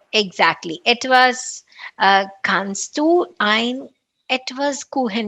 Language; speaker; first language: German; non-native, fluent; Tamil